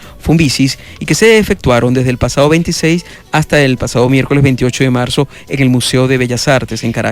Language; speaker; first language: Spanish; native; Spanish